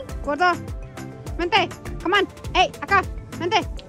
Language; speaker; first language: Spanish; early bilingual, heritage; Spanish